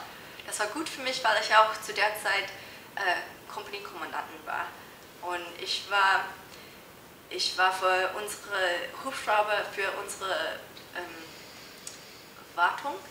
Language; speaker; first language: German; non-native, fluent; English